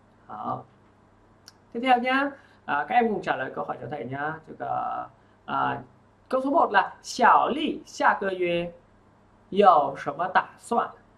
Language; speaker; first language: Chinese; non-native, fluent; Vietnamese